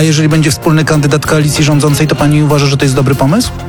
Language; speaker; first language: Polish; native; Polish